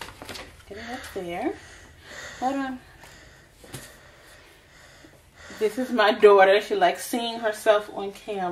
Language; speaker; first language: English; native; English